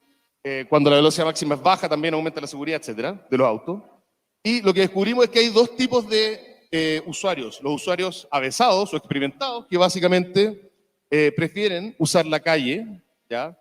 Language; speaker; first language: Spanish; native; Spanish